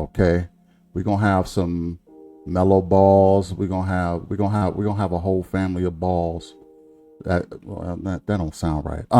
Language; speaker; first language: English; native; English